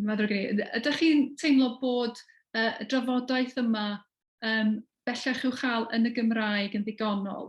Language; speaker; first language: Welsh; native; Welsh